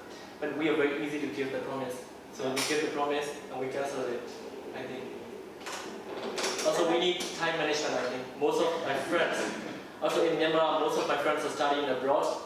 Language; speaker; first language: English; non-native, learner; Burmese